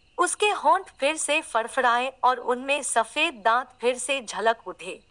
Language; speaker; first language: Hindi; native; Hindi